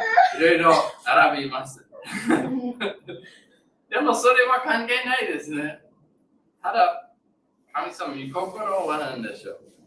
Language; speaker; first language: Japanese; non-native, fluent; English